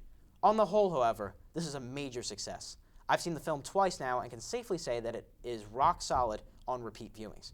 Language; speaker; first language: English; native; English